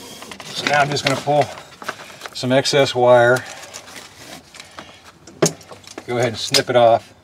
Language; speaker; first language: English; native; English